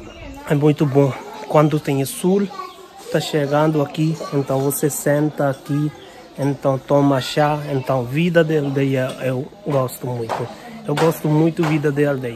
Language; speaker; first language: Portuguese; non-native, learner; Hindi